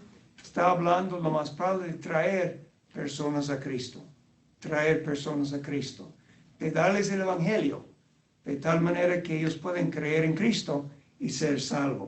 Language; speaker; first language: Spanish; non-native, fluent; English